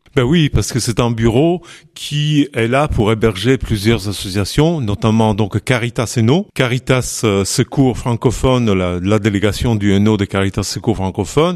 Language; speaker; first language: French; non-native, fluent; Italian